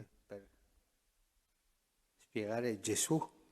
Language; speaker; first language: Italian; non-native, fluent; Spanish